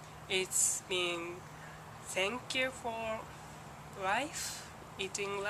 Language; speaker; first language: English; non-native, learner; Japanese